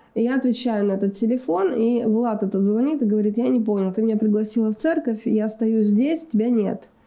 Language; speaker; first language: Russian; native; Russian